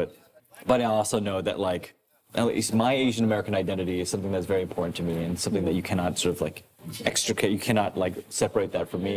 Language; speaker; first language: English; native; English